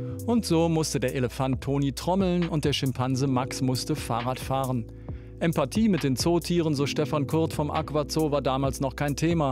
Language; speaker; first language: German; native; German